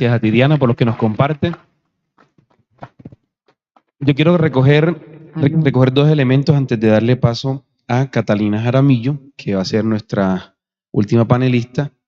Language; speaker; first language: Spanish; native; Spanish